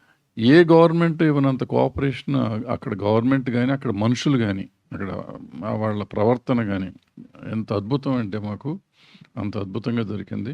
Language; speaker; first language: Telugu; native; Telugu